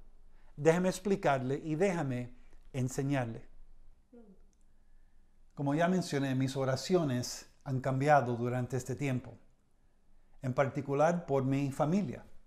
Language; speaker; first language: Spanish; early bilingual, heritage; Spanish